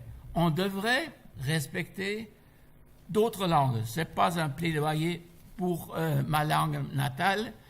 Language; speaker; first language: French; non-native, fluent; German